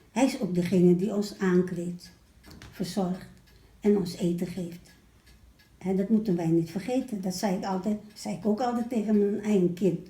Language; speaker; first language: Dutch; early bilingual, other home language; Malay